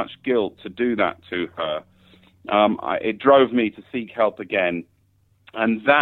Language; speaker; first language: English; native; English